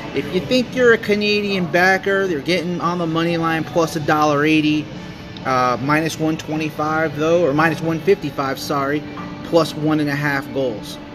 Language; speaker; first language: English; early bilingual, other home language; Italian